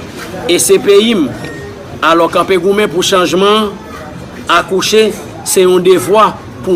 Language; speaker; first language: Haitian Creole; native; Haitian Creole